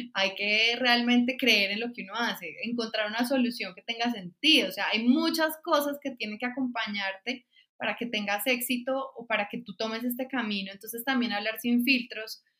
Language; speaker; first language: Spanish; native; Spanish